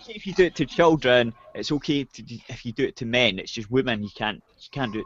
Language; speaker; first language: English; native; English